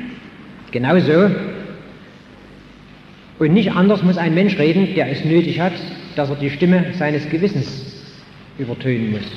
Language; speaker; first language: German; native; German